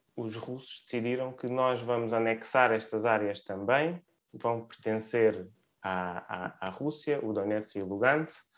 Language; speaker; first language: Portuguese; early bilingual, other home language; Ukrainian